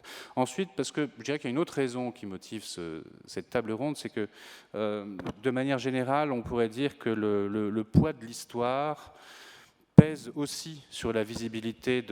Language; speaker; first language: French; native; French